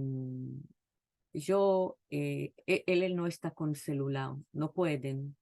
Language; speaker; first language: Spanish; non-native, fluent; Hebrew